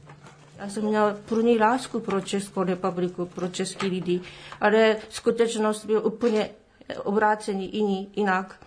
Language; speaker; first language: Czech; non-native, learner; Japanese